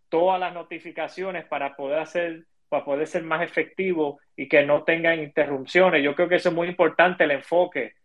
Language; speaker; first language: Spanish; early bilingual, heritage; Spanish